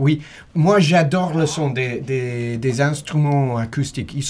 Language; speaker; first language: French; non-native, fluent; English